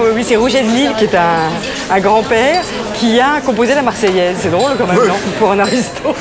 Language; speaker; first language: French; native; French